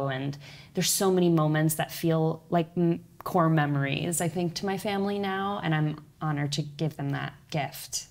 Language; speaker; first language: English; native; English